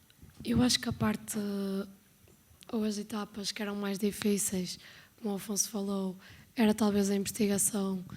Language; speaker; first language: Portuguese; native; Portuguese